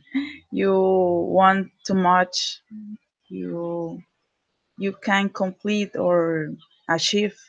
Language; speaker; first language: English; non-native, learner; Spanish